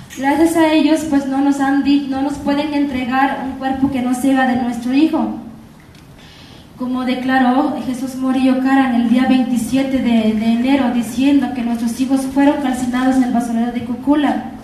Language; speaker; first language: Spanish; non-native, local second language; Nahuatl languages